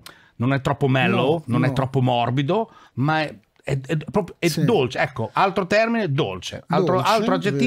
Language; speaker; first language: Italian; native; Italian